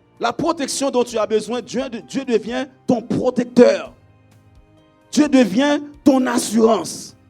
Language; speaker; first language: French; non-native, local second language; Haitian Creole